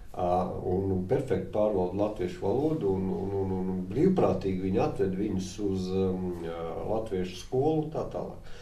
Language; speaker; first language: Latvian; native; Latvian